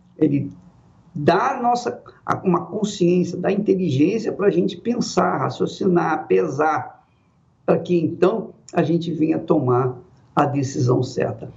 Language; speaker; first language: Portuguese; native; Portuguese